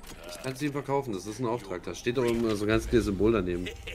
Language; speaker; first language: German; native; German